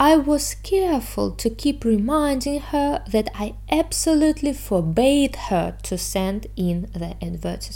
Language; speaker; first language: English; non-native, fluent; Russian